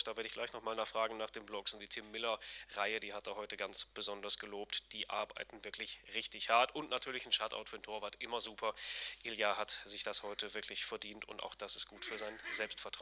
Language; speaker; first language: German; native; German